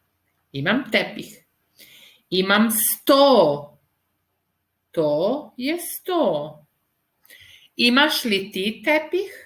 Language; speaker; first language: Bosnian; early bilingual, heritage; Serbian